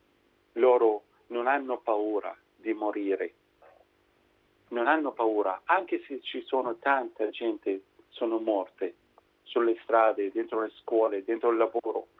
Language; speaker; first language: Italian; non-native, fluent; Arabic